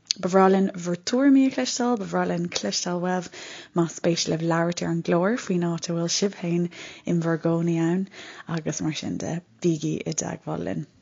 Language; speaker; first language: Irish; non-native, local second language; English